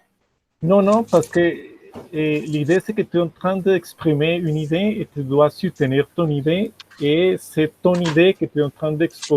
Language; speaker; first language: French; non-native, fluent; Spanish